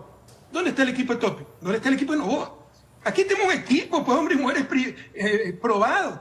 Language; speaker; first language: Spanish; native; Spanish